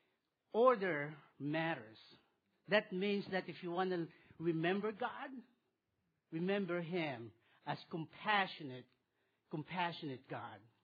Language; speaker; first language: English; non-native, local second language; Filipino